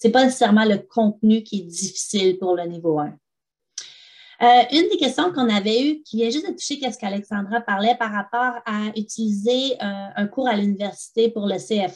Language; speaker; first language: French; native; French